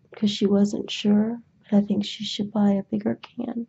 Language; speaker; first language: English; native; English